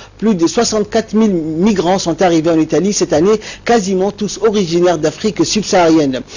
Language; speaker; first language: French; non-native, local second language; Somali